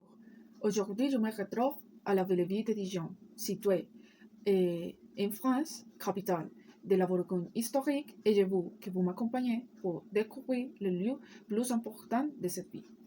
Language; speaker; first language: French; non-native, learner; Spanish